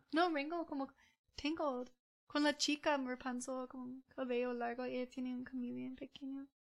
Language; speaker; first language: Spanish; non-native, learner; English